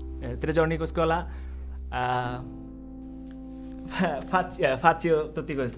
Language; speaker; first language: Italian; non-native, learner; Bangla